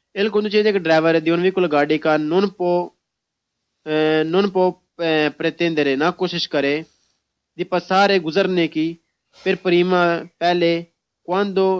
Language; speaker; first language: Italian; non-native, learner; Urdu